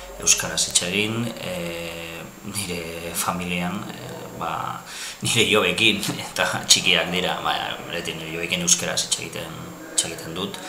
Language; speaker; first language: Basque; non-native, local second language; Spanish